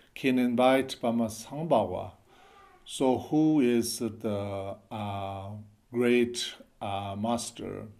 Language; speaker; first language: English; non-native, learner; Chinese